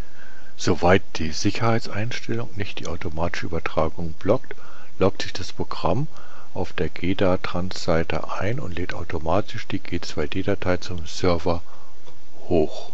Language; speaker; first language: German; native; German